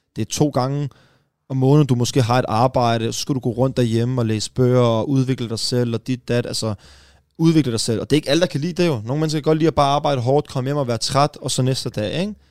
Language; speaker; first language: Danish; early bilingual, other home language; Persian